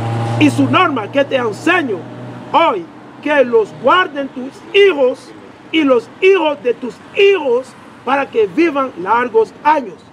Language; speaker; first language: Spanish; non-native, learner; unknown